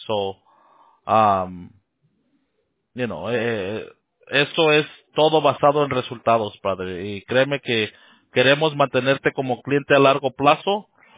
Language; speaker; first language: Spanish; early bilingual, heritage; Spanish